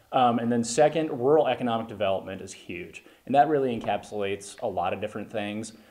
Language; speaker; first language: English; native; English